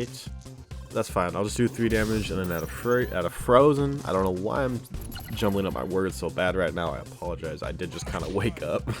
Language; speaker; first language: English; native; English